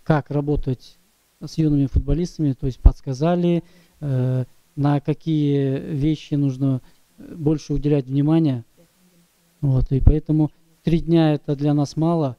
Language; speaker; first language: Russian; non-native, local second language; Kyrgyz